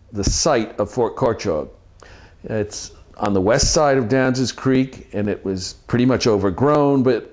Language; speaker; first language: English; native; English